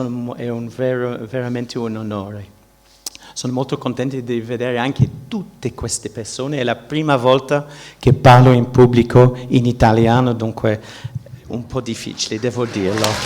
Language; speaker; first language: Italian; non-native, fluent; English